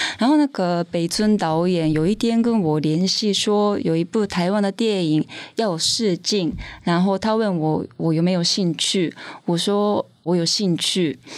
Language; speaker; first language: Chinese; non-native, fluent; Japanese